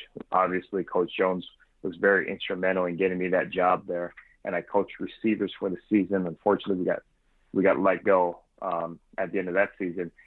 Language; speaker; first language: English; native; English